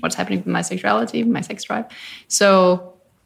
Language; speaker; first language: English; non-native, fluent; Danish